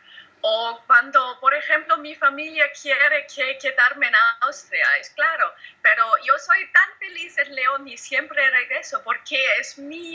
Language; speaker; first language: Spanish; non-native, learner; German